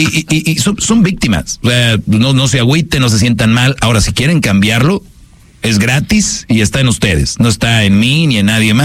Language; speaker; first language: Spanish; native; Spanish